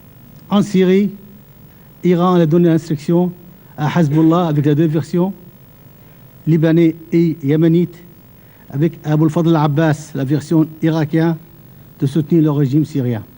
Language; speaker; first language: French; non-native, fluent; Arabic